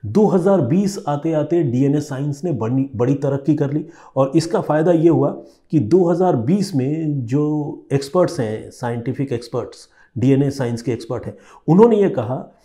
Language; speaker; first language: Hindi; non-native, local second language; Bangla